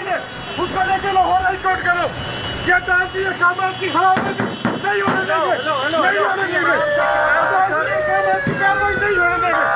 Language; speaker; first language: Hindi; non-native, local second language; Punjabi